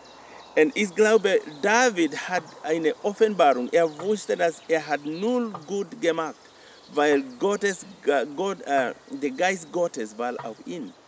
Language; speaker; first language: German; non-native, learner; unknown